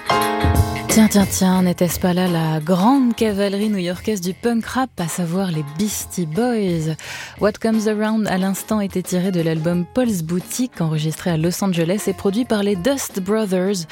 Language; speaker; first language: French; native; French